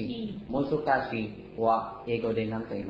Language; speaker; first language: Japanese; non-native, learner; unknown